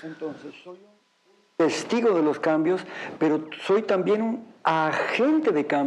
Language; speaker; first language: Spanish; native; Spanish